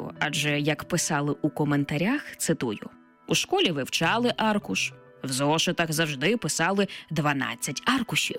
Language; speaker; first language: Ukrainian; native; Ukrainian